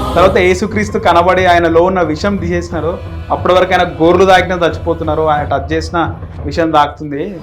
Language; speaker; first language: Telugu; native; Telugu